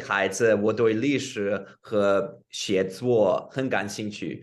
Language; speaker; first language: Chinese; non-native, fluent; English